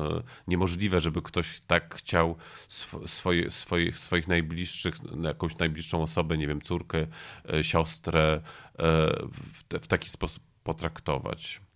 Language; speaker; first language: Polish; native; Polish